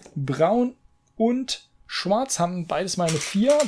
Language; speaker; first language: German; native; German